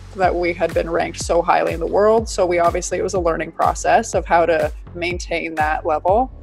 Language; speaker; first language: English; native; English